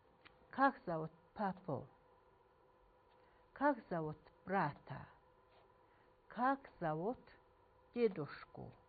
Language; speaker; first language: Russian; non-native, fluent; Mongolian